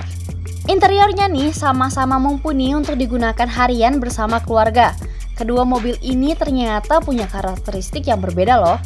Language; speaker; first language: Indonesian; native; Indonesian